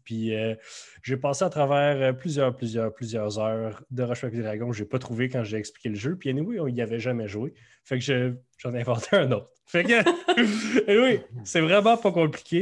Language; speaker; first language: French; native; French